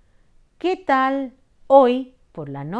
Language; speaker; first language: Spanish; non-native, fluent; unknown